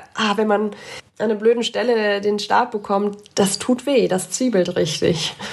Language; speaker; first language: German; native; German